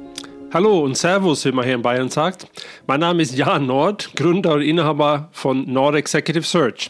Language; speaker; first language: German; non-native, fluent; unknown